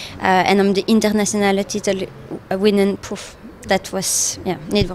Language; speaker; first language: Dutch; non-native, local second language; French